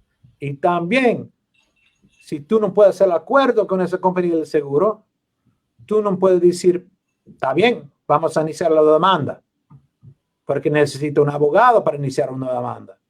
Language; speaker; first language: Spanish; non-native, learner; English